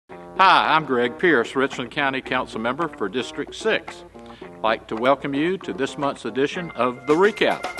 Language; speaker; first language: English; native; English